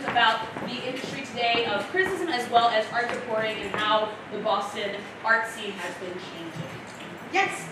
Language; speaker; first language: English; native; English